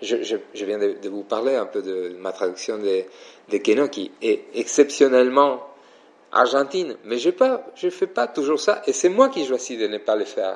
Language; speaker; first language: French; non-native, fluent; Spanish